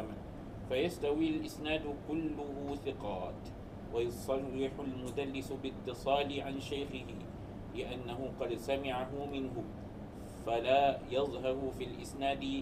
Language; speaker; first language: Arabic; non-native, learner; Malay